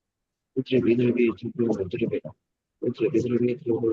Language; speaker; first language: Arabic; non-native, learner; Bangla